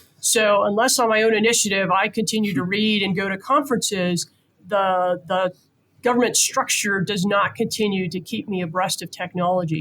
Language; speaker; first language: English; native; English